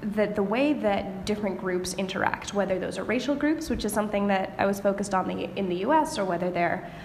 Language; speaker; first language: English; native; English